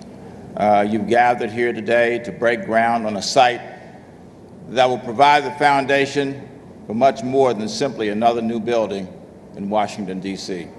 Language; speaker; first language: English; native; English